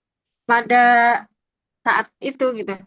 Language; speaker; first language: Indonesian; native; Indonesian